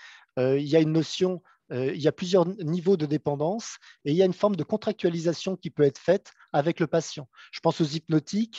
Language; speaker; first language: French; native; French